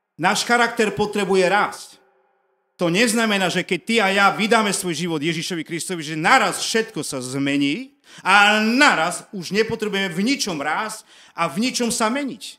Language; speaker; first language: Slovak; native; Slovak